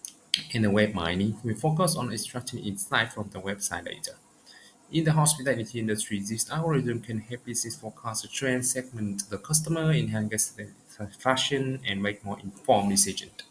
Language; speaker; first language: English; non-native, learner; Vietnamese